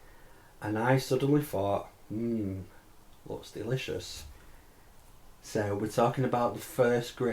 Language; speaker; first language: English; native; English